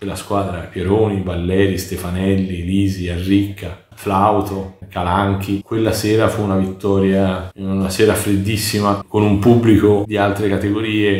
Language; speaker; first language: Italian; native; Italian